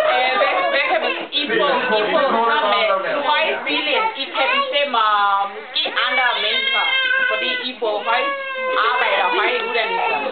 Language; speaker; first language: Danish; non-native, learner; Burmese